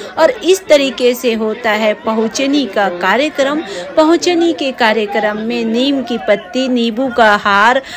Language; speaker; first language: Hindi; native; Hindi